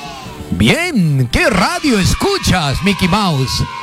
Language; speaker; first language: Spanish; native; Spanish